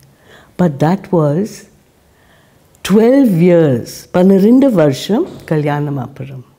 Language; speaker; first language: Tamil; non-native, learner; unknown